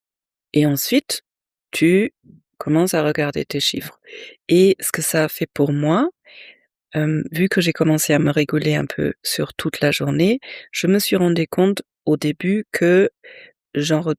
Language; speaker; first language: French; native; French